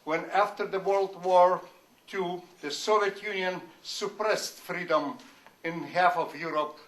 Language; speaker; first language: English; non-native, fluent; Lithuanian